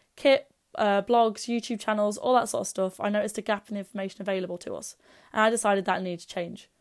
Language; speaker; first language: English; native; English